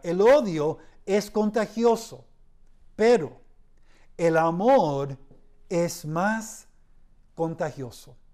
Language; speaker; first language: Spanish; early bilingual, heritage; Spanish